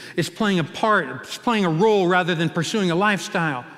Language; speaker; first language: English; native; English